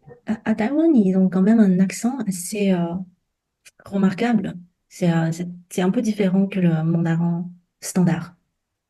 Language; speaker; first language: French; non-native, fluent; Chinese